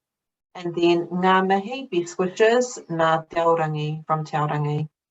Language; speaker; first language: Māori; non-native, fluent; English